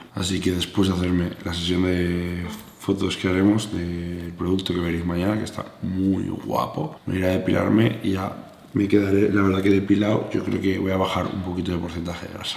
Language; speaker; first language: Spanish; native; Spanish